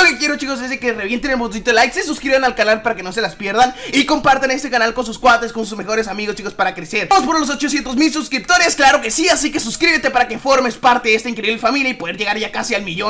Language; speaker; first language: Spanish; native; Spanish